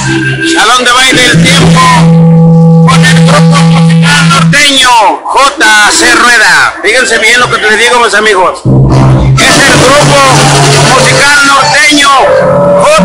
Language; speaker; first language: Spanish; native; Spanish